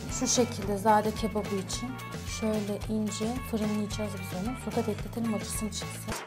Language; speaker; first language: Turkish; native; Turkish